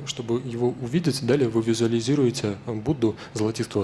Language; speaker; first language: Russian; native; Russian